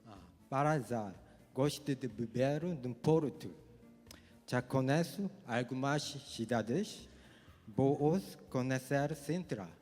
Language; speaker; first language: Portuguese; non-native, learner; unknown